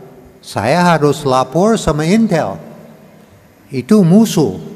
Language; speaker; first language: Indonesian; non-native, learner; English